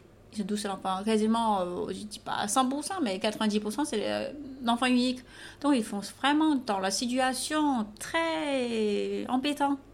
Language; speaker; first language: French; non-native, fluent; Chinese